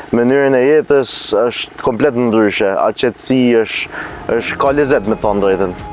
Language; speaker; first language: Albanian; early bilingual, heritage; Albanian